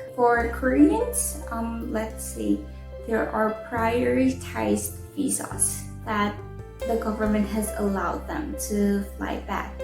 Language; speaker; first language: English; non-native, fluent; Korean